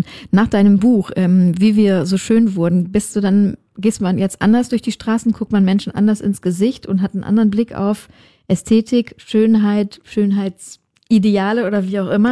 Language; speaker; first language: German; native; German